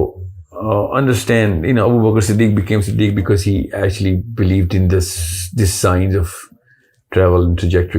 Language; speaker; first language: English; non-native, local second language; Urdu